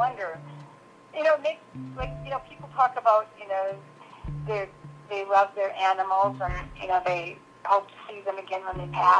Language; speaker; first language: English; native; English